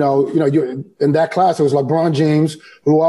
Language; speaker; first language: English; early bilingual, other home language; Spanish